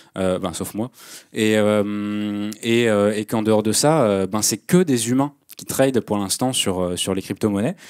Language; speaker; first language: French; native; French